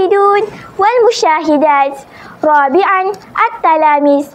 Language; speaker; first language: Arabic; non-native, learner; Malay